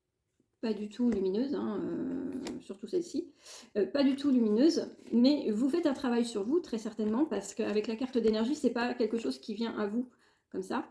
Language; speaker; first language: French; native; French